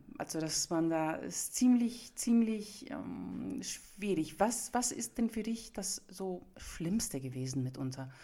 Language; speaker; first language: German; early bilingual, other home language; Greek